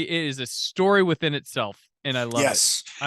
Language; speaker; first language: English; native; English